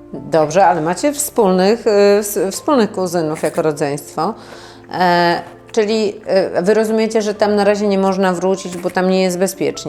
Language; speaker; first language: Polish; native; Polish